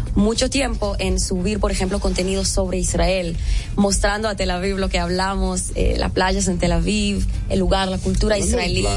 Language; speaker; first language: Spanish; non-native, fluent; Hebrew